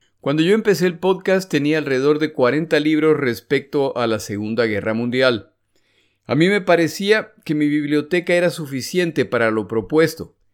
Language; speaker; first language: Spanish; native; Spanish